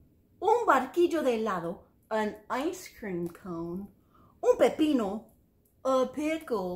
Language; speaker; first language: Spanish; non-native, fluent; English